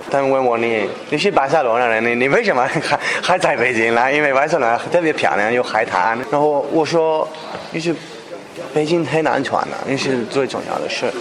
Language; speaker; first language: Chinese; non-native, fluent; Spanish